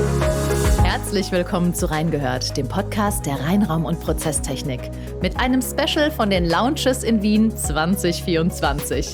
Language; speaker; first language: German; native; German